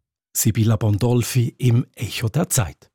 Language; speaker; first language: German; native; German